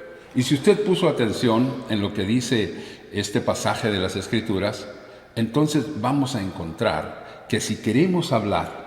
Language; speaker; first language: Spanish; native; Spanish